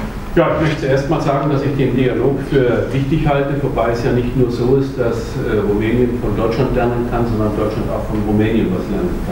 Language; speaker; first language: German; native; German